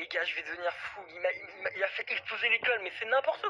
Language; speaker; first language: French; native; French